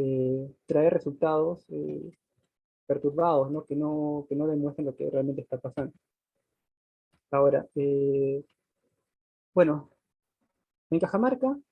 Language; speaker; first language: Spanish; native; Spanish